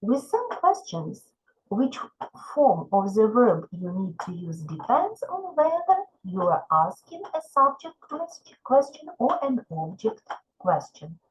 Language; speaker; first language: English; non-native, fluent; Ukrainian